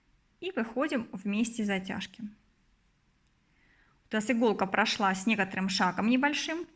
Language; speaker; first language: Russian; native; Russian